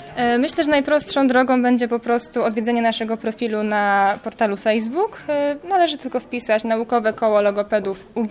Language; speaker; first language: Polish; native; Polish